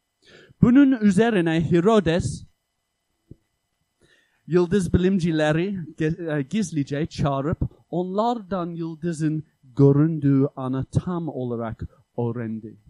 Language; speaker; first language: Turkish; non-native, fluent; English